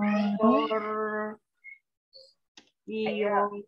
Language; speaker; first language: Turkish; non-native, learner; Indonesian